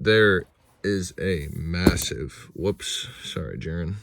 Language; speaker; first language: English; native; English